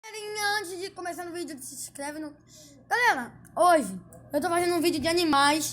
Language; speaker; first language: Portuguese; native; Portuguese